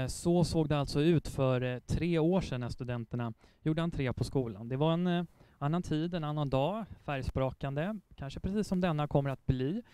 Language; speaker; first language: Swedish; native; Swedish